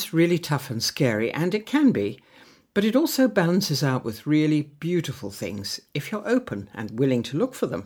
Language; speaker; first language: English; native; English